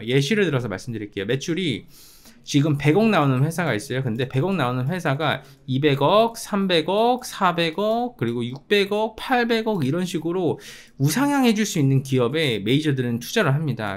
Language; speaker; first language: Korean; native; Korean